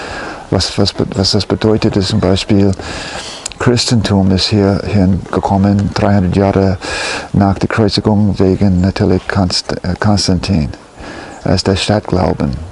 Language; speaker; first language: German; non-native, fluent; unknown